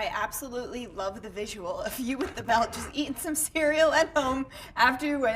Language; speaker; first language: English; native; English